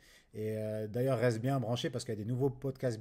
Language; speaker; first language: French; native; French